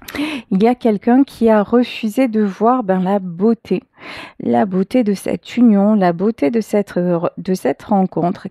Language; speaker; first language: French; native; French